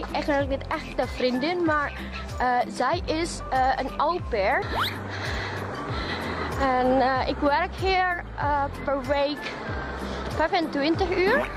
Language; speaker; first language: Dutch; non-native, learner; Indonesian